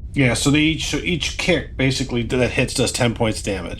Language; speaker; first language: English; native; English